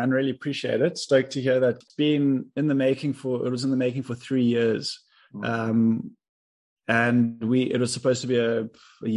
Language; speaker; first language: English; native; English